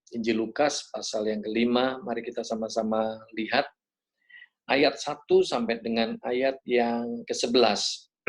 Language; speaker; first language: Indonesian; native; Indonesian